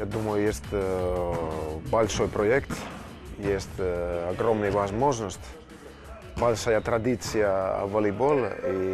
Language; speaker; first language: Russian; non-native, fluent; Finnish